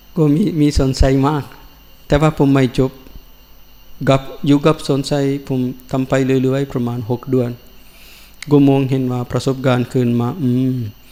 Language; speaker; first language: Thai; non-native, learner; Sinhala